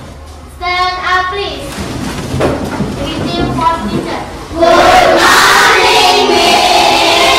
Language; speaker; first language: English; non-native, learner; Indonesian